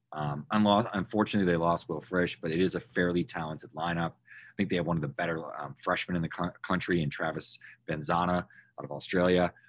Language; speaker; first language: English; native; English